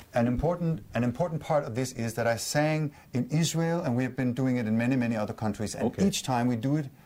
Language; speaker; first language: English; non-native, fluent; Danish